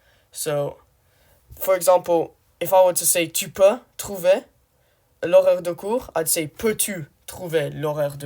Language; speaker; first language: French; non-native, learner; English